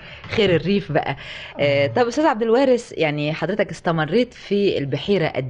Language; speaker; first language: Arabic; native; Arabic